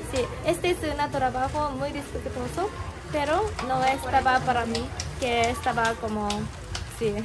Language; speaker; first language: Spanish; non-native, fluent; Japanese